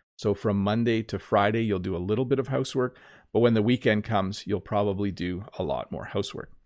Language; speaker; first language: English; native; English